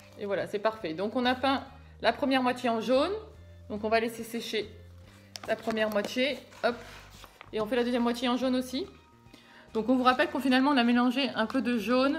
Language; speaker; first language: French; native; French